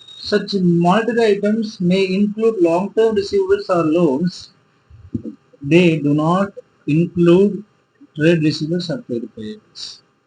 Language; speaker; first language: English; non-native, local second language; Tamil